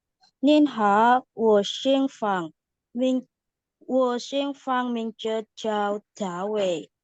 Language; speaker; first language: Chinese; non-native, learner; Indonesian